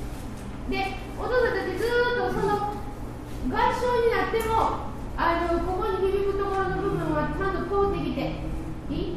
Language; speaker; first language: Japanese; native; Japanese